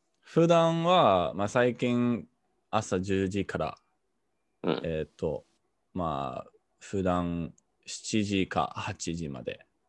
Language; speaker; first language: Japanese; non-native, fluent; English